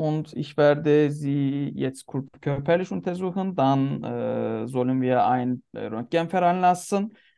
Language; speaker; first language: German; non-native, learner; Turkish